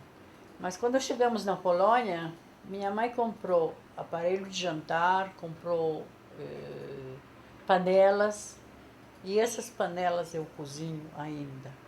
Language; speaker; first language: Portuguese; non-native, fluent; Polish